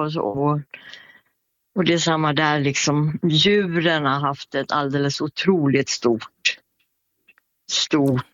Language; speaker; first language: Swedish; native; Swedish